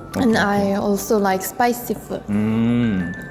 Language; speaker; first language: English; non-native, learner; Korean